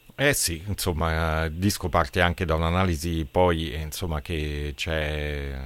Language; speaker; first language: Italian; native; Italian